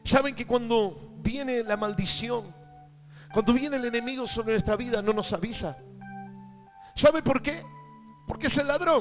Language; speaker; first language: Spanish; native; Spanish